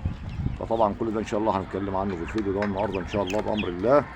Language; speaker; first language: Arabic; native; Arabic